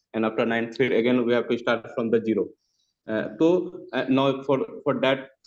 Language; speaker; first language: Hindi; native; Hindi